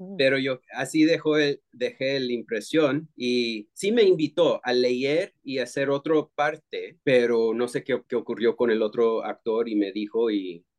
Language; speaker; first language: Spanish; early bilingual, heritage; Spanish